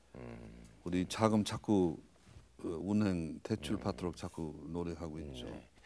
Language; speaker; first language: Korean; non-native, fluent; English